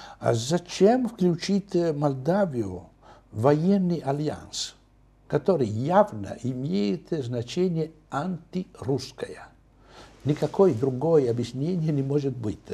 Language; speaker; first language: Russian; non-native, fluent; Italian